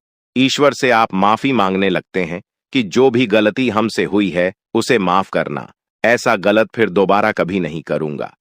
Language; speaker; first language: Hindi; non-native, local second language; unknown